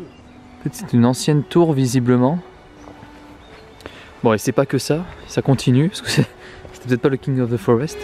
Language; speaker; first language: French; native; French